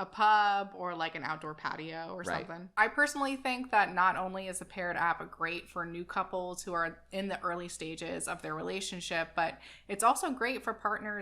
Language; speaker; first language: English; native; English